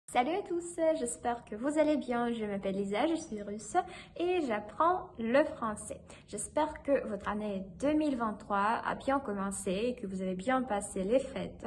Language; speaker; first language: French; non-native, fluent; Russian